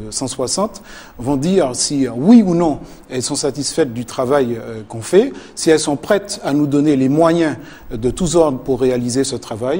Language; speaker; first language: French; native; French